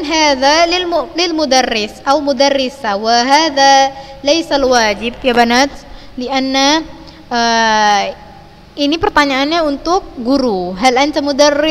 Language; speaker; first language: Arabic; non-native, fluent; Indonesian